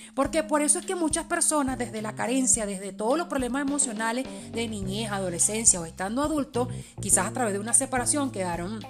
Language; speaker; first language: Spanish; early bilingual, other home language; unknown